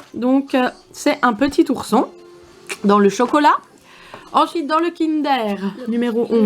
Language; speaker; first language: French; native; French